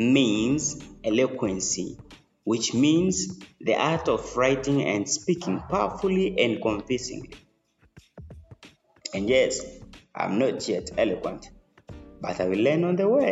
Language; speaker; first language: English; non-native, local second language; Swahili